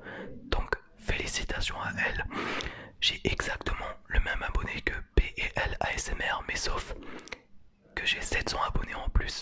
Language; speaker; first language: French; native; French